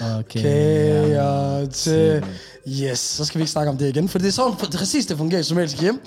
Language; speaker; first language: Danish; native; Danish